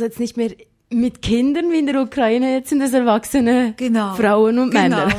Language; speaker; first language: German; native; German